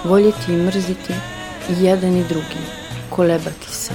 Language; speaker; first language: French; non-native, fluent; Serbian